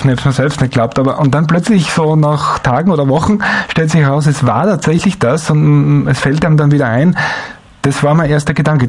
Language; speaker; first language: German; native; German